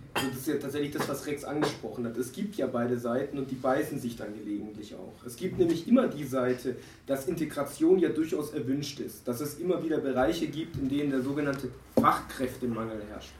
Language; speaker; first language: German; native; German